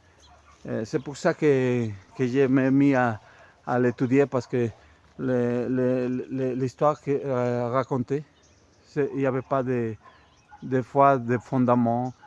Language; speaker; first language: French; non-native, fluent; Spanish